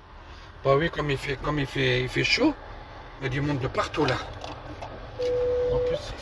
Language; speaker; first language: French; native; French